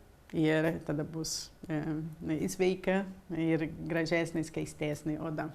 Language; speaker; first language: Lithuanian; early bilingual, heritage; Lithuanian